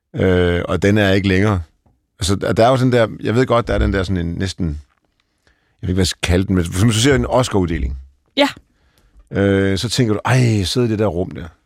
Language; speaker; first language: Danish; early bilingual, other home language; Polish